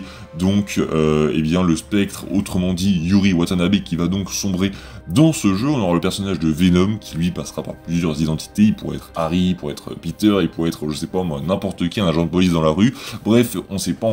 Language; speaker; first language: French; native; French